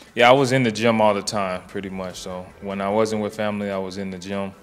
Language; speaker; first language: English; native; English